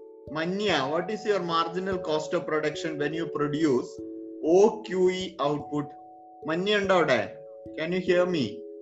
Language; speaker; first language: English; non-native, local second language; Malayalam